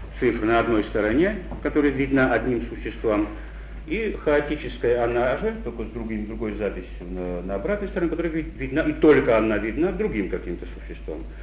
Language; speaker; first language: Russian; non-native, local second language; Georgian